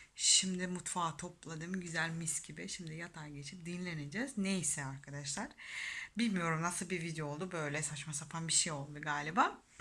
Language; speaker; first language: Turkish; non-native, fluent; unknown